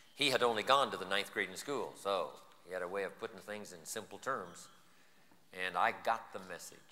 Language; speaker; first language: English; native; English